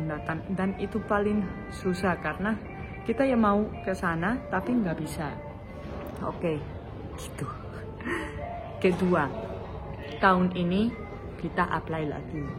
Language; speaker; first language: Indonesian; non-native, fluent; Spanish